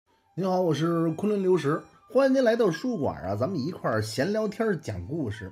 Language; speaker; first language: Chinese; native; Chinese